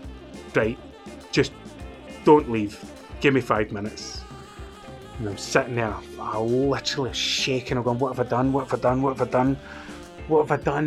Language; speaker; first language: English; native; English